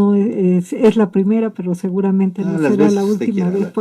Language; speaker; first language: Spanish; native; Spanish